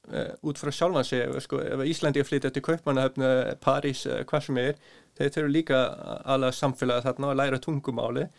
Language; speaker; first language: Icelandic; non-native, fluent; Danish